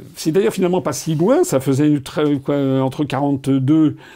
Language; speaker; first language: French; native; French